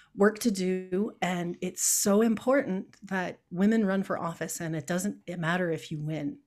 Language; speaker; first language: English; native; English